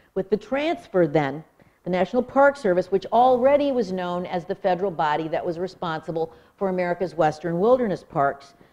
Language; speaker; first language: English; native; English